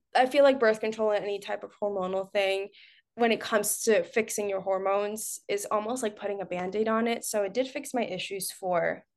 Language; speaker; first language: English; early bilingual, other home language; Spanish